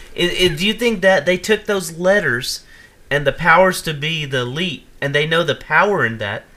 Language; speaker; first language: English; native; English